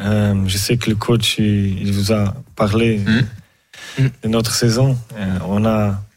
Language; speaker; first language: French; non-native, fluent; Portuguese